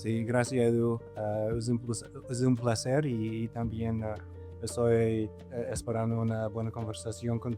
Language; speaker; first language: Spanish; non-native, fluent; English